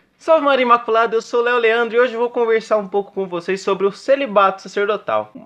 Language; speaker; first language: Portuguese; native; Portuguese